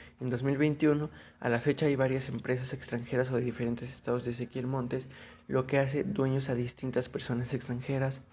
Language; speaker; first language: Spanish; native; Spanish